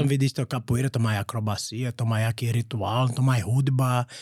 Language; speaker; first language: Czech; non-native, learner; Portuguese